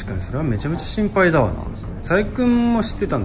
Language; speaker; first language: Japanese; native; Japanese